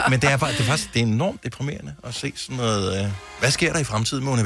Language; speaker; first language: Danish; native; Danish